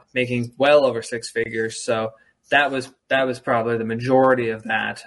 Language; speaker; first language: English; early bilingual, other home language; German